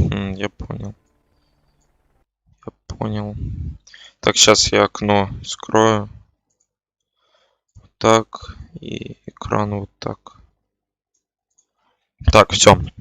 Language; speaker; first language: Russian; native; Russian